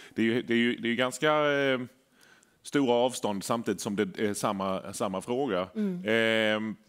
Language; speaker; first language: Swedish; native; Swedish